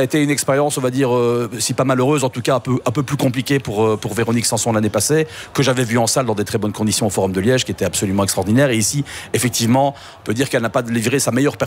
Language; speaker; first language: French; native; French